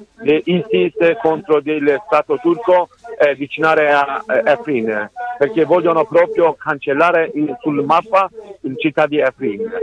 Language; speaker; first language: Italian; non-native, learner; Kurdish